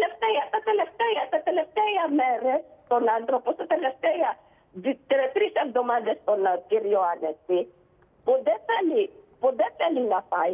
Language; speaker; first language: Greek; non-native, learner; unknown